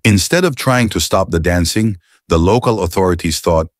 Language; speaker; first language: English; non-native, local second language; Filipino